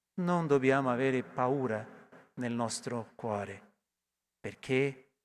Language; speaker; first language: Italian; non-native, learner; Portuguese